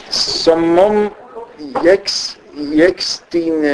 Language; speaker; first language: Danish; early bilingual, other home language; Arabic